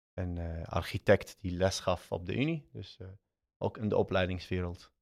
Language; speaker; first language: Dutch; early bilingual, other home language; Arabic